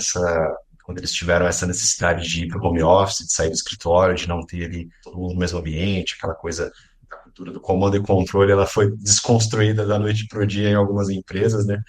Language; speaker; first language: Portuguese; native; Portuguese